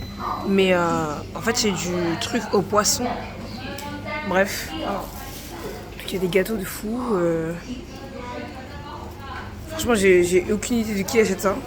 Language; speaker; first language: French; native; French